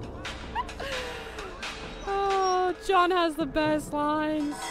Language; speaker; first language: English; native; English